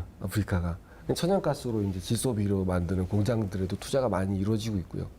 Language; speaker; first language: Korean; native; Korean